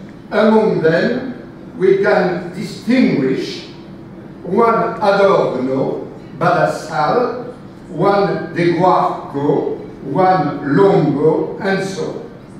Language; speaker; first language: English; non-native, fluent; French